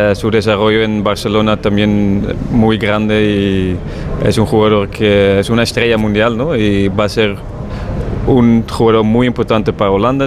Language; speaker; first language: Spanish; non-native, fluent; Dutch